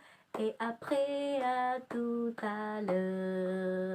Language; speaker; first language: French; non-native, learner; Indonesian